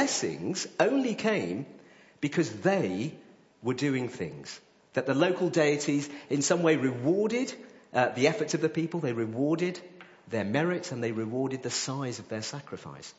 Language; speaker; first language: English; native; English